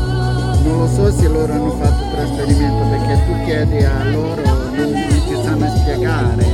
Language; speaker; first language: Italian; non-native, fluent; Portuguese